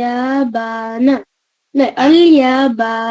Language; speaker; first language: Arabic; non-native, learner; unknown